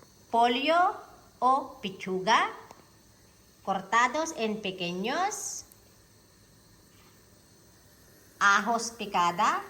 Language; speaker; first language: Spanish; non-native, fluent; Filipino